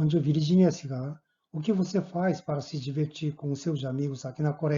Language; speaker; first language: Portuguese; non-native, fluent; Korean